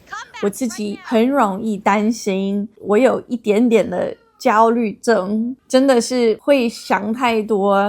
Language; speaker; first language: Chinese; non-native, fluent; English